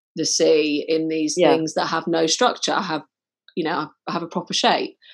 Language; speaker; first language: English; native; English